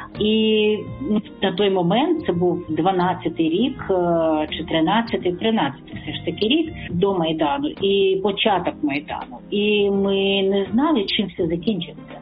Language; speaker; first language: Ukrainian; native; Ukrainian